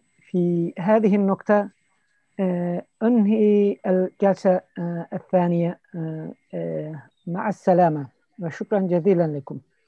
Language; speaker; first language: Arabic; non-native, fluent; Turkish